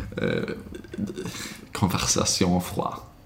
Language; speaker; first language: French; non-native, learner; Swedish